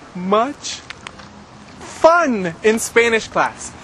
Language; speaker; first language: English; native; English